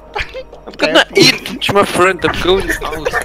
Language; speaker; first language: English; non-native, learner; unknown